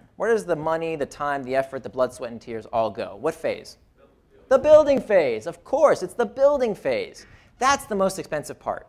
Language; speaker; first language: English; native; English